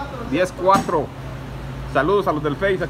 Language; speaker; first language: Spanish; native; Spanish